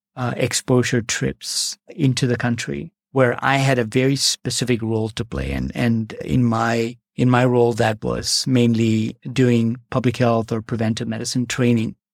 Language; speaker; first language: English; non-native, local second language; Malayalam